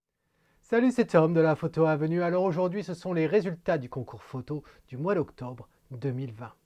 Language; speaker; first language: French; native; French